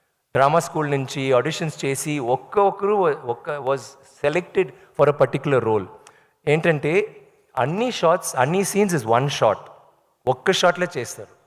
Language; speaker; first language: Telugu; non-native, learner; Tamil